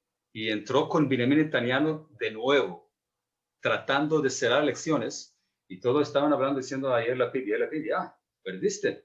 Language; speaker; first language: Spanish; non-native, fluent; Hebrew